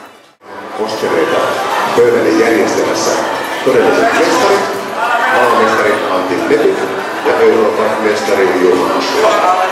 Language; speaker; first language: Finnish; native; Finnish